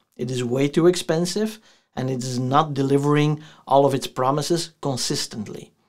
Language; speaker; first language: English; non-native, fluent; Dutch